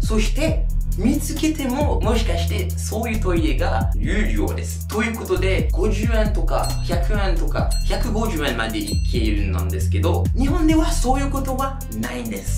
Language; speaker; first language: Japanese; non-native, fluent; French